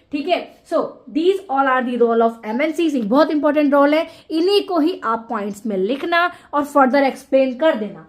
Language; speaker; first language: Hindi; native; Hindi